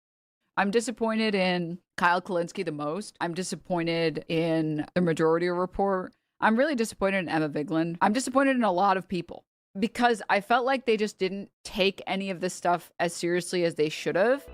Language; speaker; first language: English; native; English